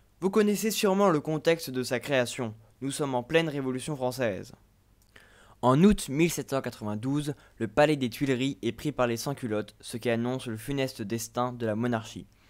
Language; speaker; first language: French; native; French